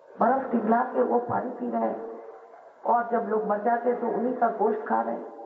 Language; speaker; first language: Hindi; non-native, local second language; Marathi